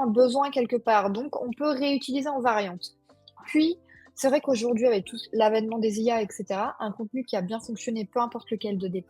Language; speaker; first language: French; native; French